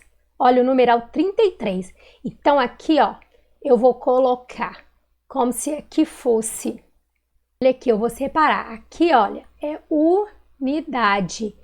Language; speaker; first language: Portuguese; native; Portuguese